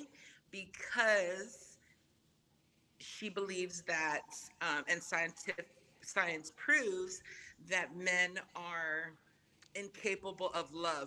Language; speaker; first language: English; non-native, fluent; Samoan